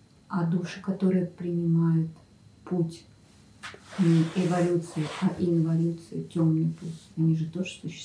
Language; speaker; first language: Russian; native; Russian